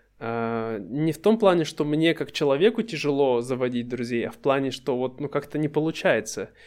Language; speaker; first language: Russian; native; Russian